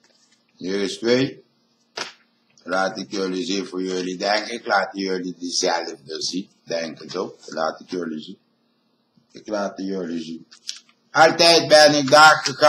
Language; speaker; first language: Dutch; non-native, local second language; Papiamento